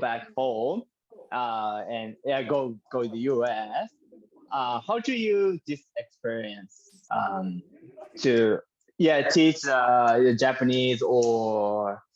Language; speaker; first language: English; non-native, learner; Japanese